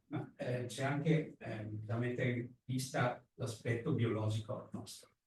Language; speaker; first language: Italian; native; Italian